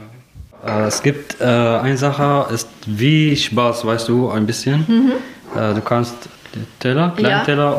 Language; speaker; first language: German; non-native, learner; Arabic